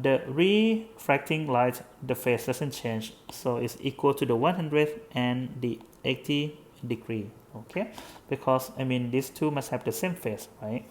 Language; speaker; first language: English; non-native, fluent; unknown